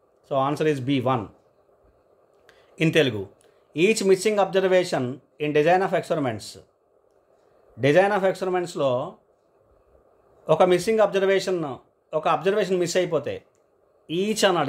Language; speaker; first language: English; non-native, local second language; Telugu